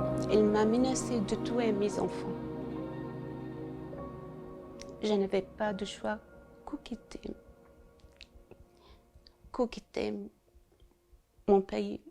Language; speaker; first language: French; non-native, fluent; Arabic